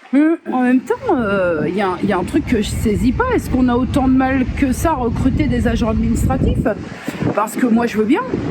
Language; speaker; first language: French; native; French